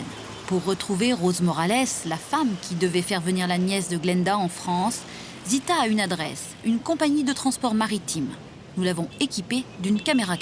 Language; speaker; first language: French; native; French